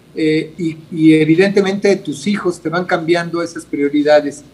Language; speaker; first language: Spanish; native; Spanish